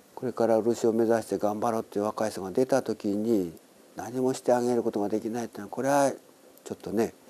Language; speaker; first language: Japanese; native; Japanese